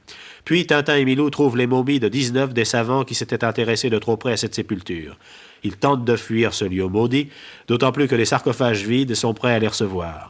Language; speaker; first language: French; native; French